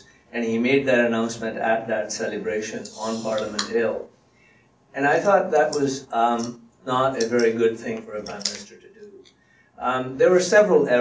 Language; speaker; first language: English; non-native, local second language; Punjabi